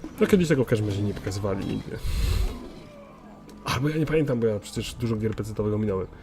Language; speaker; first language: Polish; native; Polish